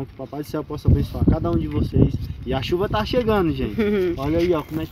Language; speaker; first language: Portuguese; native; Portuguese